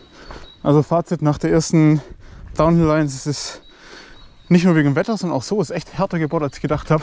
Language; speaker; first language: German; native; German